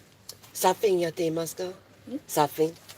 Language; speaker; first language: Japanese; non-native, learner; English